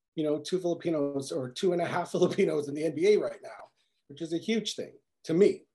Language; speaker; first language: English; native; English